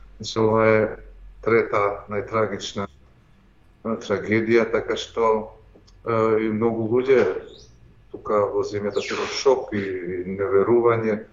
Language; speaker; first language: Macedonian; non-native, local second language; Albanian